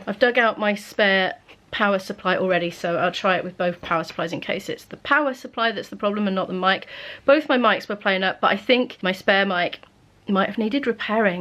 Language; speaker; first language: English; native; English